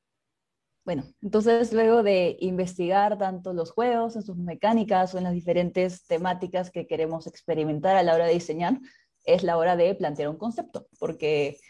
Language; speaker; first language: Spanish; native; Spanish